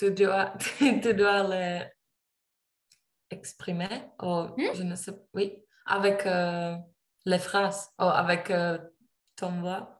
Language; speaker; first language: French; non-native, learner; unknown